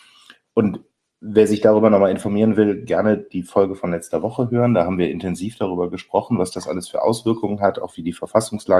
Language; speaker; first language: German; native; German